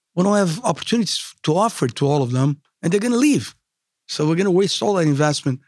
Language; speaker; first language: English; non-native, fluent; Portuguese